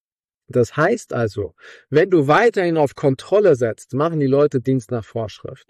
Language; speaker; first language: German; native; German